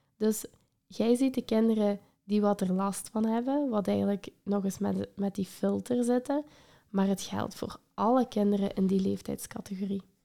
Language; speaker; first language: Dutch; native; Dutch